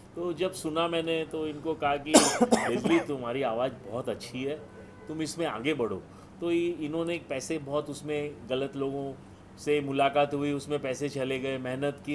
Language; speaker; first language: Hindi; native; Hindi